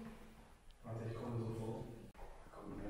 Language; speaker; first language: German; native; German